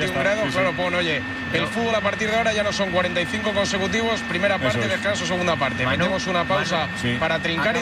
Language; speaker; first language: Spanish; native; Spanish